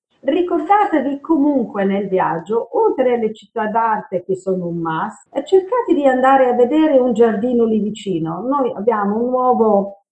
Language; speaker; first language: Italian; non-native, fluent; English